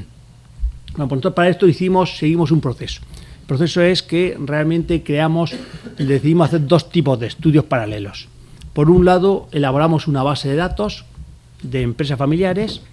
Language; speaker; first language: Spanish; native; Spanish